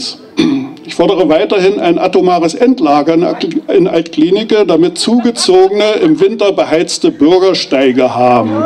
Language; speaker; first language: German; native; German